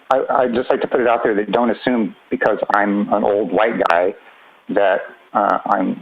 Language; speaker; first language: English; native; English